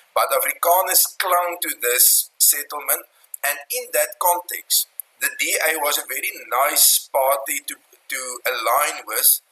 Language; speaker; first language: English; non-native, local second language; Afrikaans